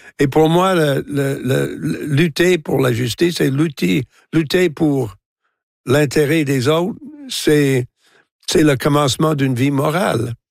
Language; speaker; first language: French; non-native, local second language; English